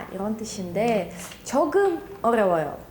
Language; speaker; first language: Korean; non-native, fluent; Russian